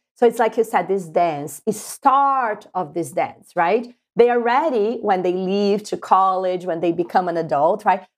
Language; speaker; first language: English; non-native, fluent; Portuguese